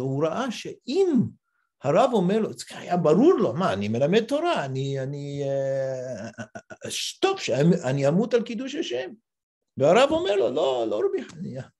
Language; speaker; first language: Hebrew; non-native, fluent; English